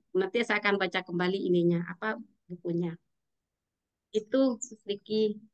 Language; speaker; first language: Indonesian; native; Indonesian